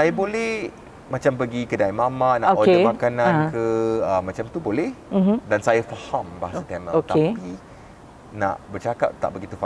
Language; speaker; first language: Malay; non-native, local second language; English